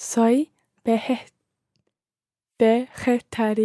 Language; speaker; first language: Spanish; non-native, learner; English